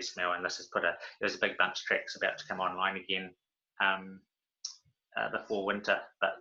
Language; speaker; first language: English; native; English